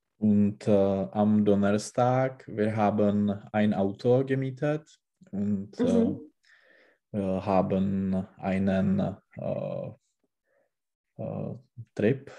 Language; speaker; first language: German; non-native, learner; Czech